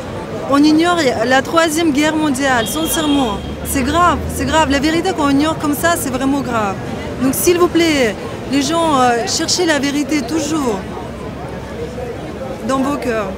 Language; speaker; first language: French; non-native, fluent; Russian